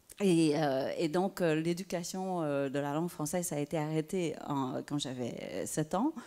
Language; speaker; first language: French; early bilingual, other home language; Vietnamese